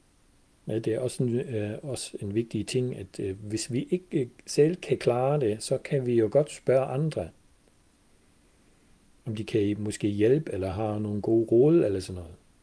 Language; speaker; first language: Danish; non-native, fluent; German